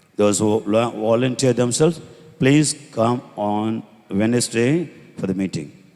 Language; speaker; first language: English; non-native, local second language; Tamil